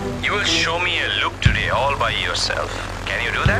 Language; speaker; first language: English; non-native, local second language; Bangla